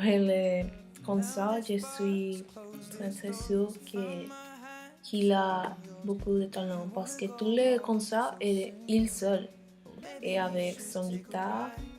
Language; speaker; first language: French; non-native, learner; Spanish